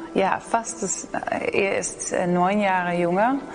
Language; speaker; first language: German; non-native, learner; Dutch